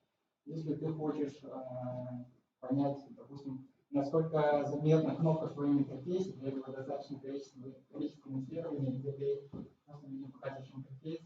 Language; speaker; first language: Russian; native; Russian